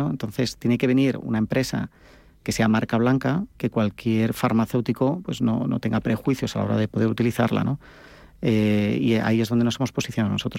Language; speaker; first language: Spanish; native; Spanish